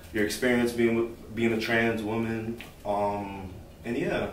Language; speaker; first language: English; native; English